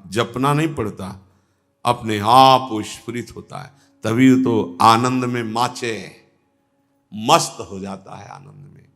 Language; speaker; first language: Hindi; native; Hindi